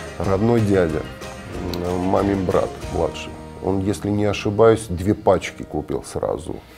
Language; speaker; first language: Russian; non-native, fluent; Armenian